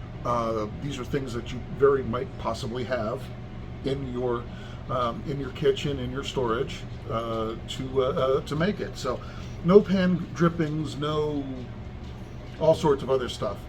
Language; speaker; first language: English; native; English